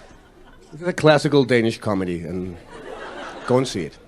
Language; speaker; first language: English; non-native, fluent; Danish